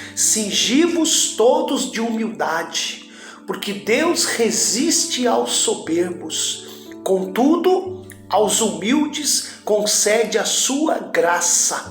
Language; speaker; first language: Portuguese; native; Portuguese